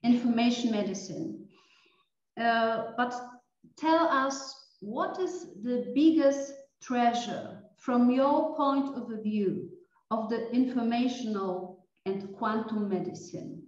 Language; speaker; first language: English; non-native, fluent; Polish